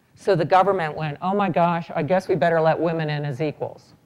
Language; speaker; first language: English; native; English